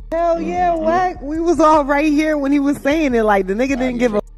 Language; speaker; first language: English; native; English